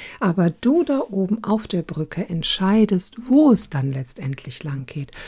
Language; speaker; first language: German; early bilingual, other home language; Croatian